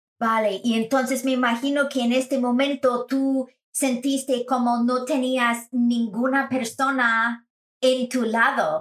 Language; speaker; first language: Spanish; non-native, fluent; English